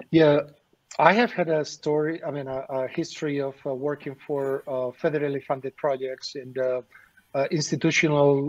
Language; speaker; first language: English; non-native, fluent; Spanish